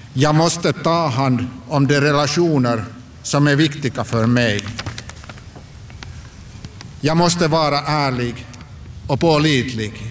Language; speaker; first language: Swedish; non-native, local second language; Finnish